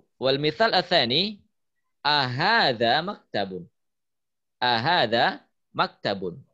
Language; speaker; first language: Arabic; non-native, fluent; Indonesian